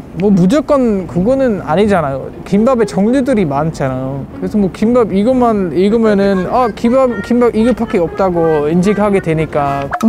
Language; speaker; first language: Korean; non-native, fluent; German